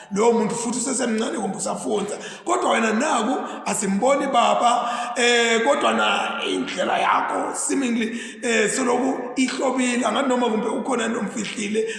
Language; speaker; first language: Zulu; native; Zulu